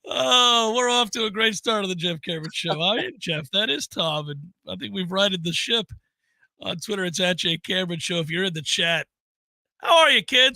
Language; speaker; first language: English; native; English